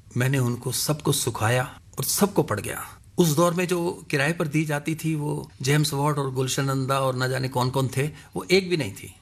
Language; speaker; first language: Hindi; non-native, local second language; Punjabi